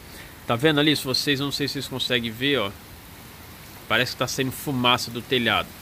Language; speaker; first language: Portuguese; native; Portuguese